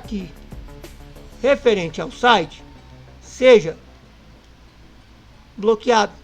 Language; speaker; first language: Portuguese; native; Portuguese